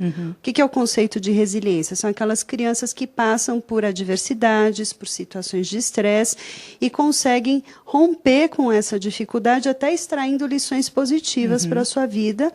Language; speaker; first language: Portuguese; native; Portuguese